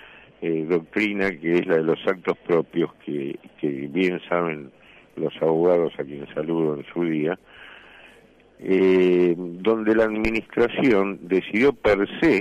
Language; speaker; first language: Spanish; native; Spanish